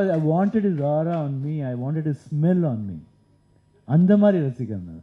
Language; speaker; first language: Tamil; non-native, local second language; Kannada